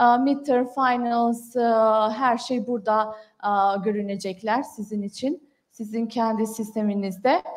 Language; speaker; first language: Turkish; non-native, fluent; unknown